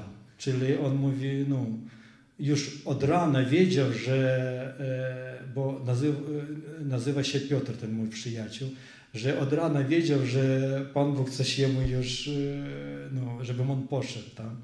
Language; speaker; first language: Polish; non-native, fluent; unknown